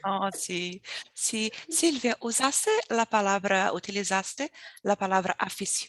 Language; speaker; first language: Spanish; non-native, fluent; Portuguese